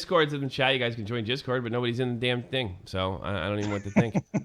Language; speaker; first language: English; native; English